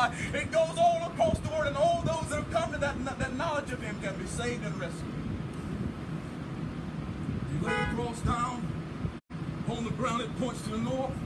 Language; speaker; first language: English; native; English